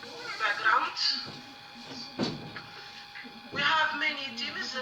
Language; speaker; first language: English; non-native, learner; Arabic